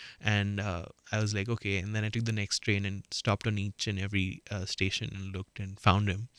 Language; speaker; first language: English; non-native, local second language; Marathi